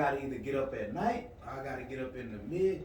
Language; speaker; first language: English; native; English